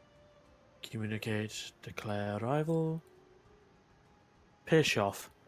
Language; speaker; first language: English; native; English